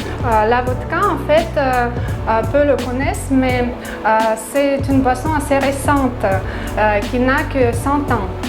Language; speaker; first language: French; non-native, fluent; Russian